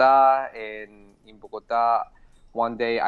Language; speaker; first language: English; non-native, fluent; Spanish